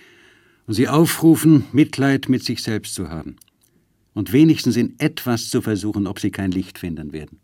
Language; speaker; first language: German; native; German